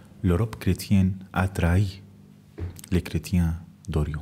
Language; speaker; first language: French; non-native, fluent; Arabic